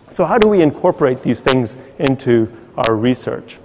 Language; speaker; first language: English; native; English